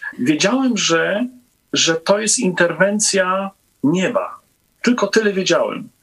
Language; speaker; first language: Polish; native; Polish